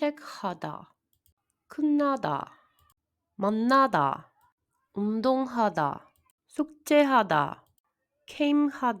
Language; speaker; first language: Korean; non-native, fluent; Spanish